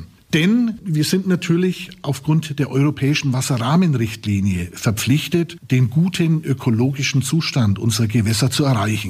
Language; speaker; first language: German; native; German